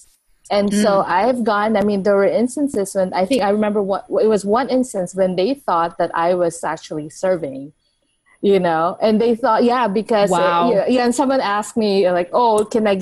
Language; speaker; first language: English; non-native, local second language; Filipino